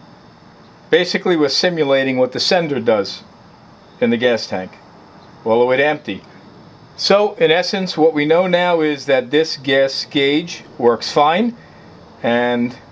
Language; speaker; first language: English; native; English